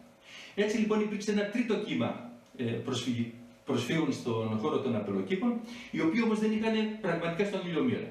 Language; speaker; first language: Greek; native; Greek